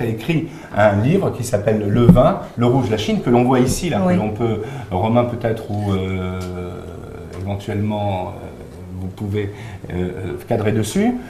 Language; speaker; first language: French; native; French